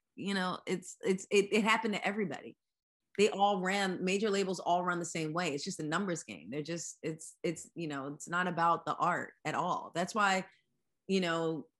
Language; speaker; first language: English; native; English